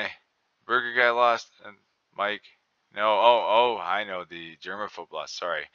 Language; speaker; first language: English; native; English